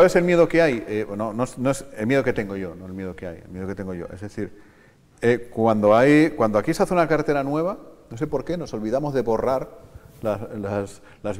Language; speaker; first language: Spanish; native; Spanish